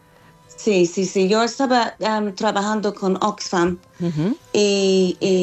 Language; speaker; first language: Spanish; non-native, learner; English